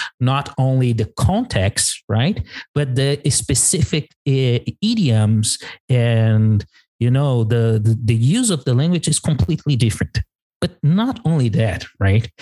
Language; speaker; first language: English; non-native, fluent; Portuguese